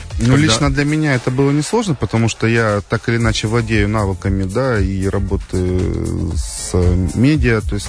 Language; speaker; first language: Russian; native; Russian